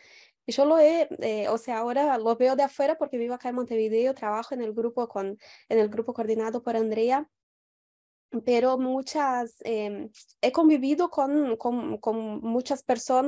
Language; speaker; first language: Spanish; non-native, fluent; Portuguese